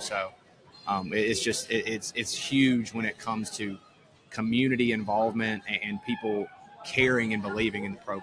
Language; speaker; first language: English; native; English